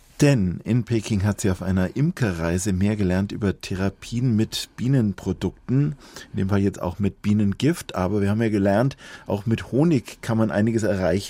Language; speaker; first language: German; native; German